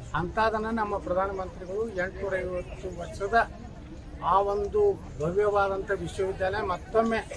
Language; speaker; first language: Kannada; native; Kannada